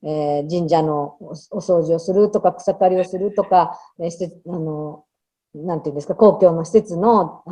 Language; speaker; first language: Japanese; native; Japanese